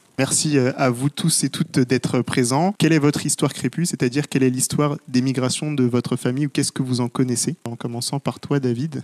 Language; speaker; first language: French; native; French